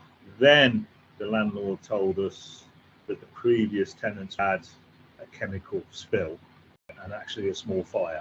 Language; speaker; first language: English; native; English